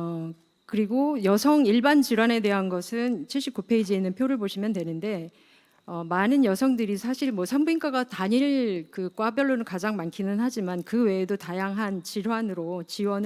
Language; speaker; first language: Korean; native; Korean